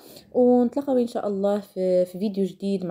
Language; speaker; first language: Arabic; native; Arabic